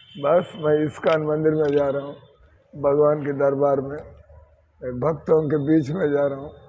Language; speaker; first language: Hindi; non-native, local second language; Telugu